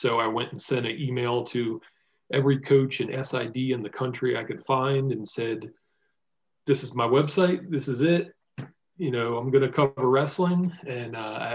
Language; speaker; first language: English; native; English